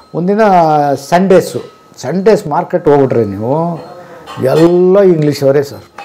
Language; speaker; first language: Kannada; non-native, local second language; Tamil